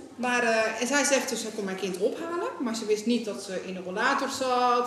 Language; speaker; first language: Dutch; native; Dutch